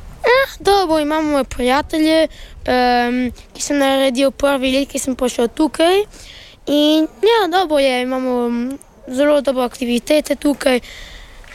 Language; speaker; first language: Slovenian; early bilingual, heritage; Italian